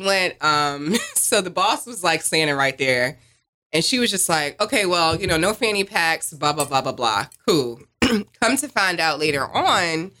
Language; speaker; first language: English; native; English